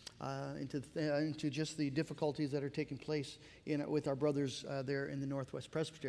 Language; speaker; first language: English; native; English